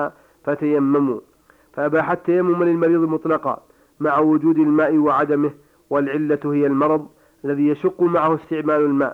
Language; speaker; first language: Arabic; native; Arabic